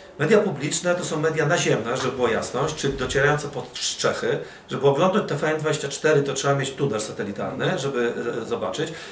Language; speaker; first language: Polish; early bilingual, other home language; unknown